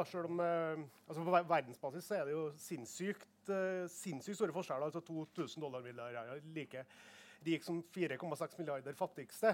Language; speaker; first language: Norwegian; native; Norwegian